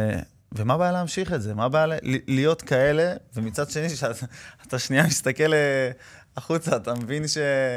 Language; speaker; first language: Hebrew; native; Hebrew